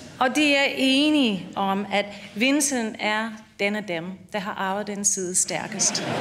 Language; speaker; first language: Danish; non-native, fluent; English